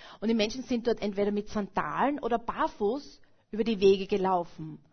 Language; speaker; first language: German; native; German